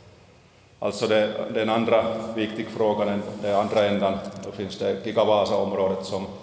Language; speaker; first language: Swedish; non-native, local second language; Finnish